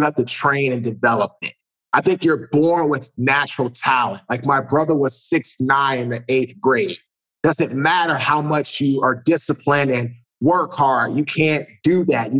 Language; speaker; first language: English; native; English